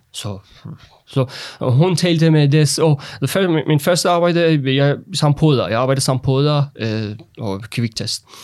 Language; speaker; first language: Danish; non-native, learner; Persian